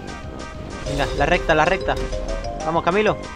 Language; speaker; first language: Spanish; native; Spanish